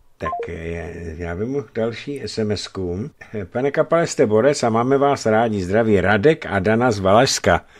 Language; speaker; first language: Czech; native; Czech